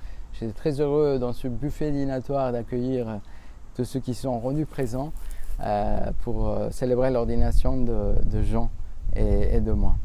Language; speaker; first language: French; non-native, fluent; Spanish